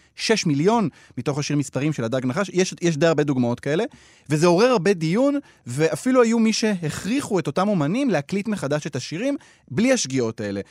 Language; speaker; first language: Hebrew; native; Hebrew